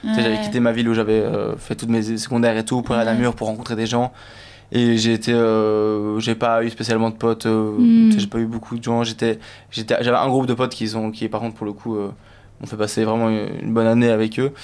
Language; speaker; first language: French; native; French